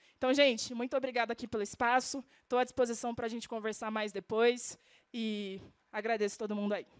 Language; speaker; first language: Portuguese; native; Portuguese